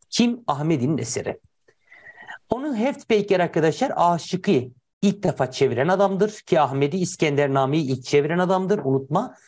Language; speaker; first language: Turkish; native; Turkish